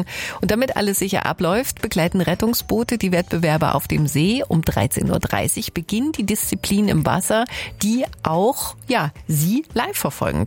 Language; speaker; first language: German; native; German